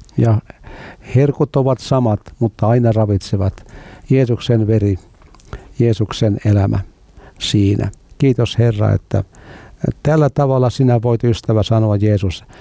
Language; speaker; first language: Finnish; native; Finnish